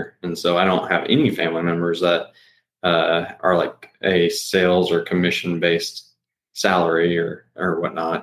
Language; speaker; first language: English; native; English